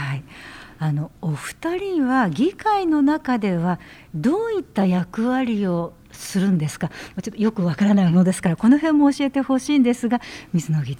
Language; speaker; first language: Japanese; native; Japanese